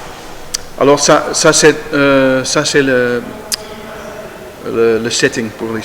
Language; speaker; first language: French; non-native, learner; Dutch